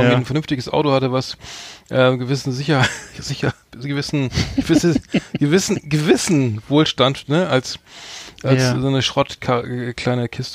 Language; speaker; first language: German; native; German